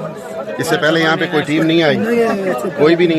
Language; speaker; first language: Urdu; native; Urdu